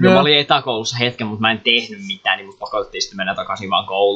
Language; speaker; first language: Finnish; native; Finnish